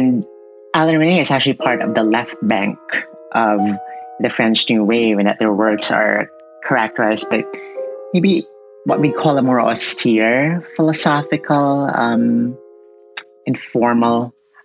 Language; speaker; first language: English; non-native, local second language; Cebuano